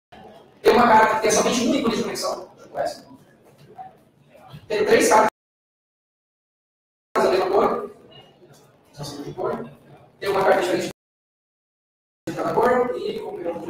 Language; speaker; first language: Portuguese; native; Portuguese